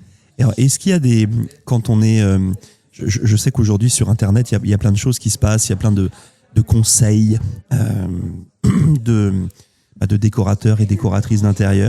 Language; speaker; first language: French; native; French